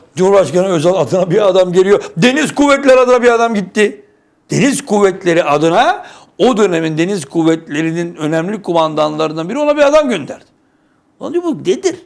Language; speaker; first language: Turkish; native; Turkish